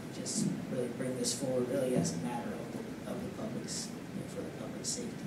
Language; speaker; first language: English; native; English